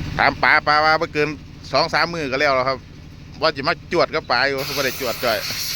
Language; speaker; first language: Thai; native; Thai